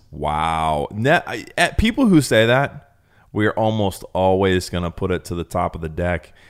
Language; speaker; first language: English; native; English